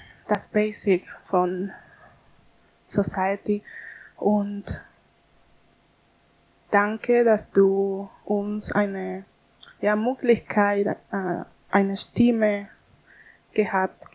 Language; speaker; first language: German; non-native, learner; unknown